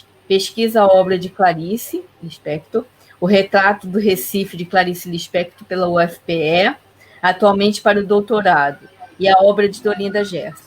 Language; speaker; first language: Portuguese; native; Portuguese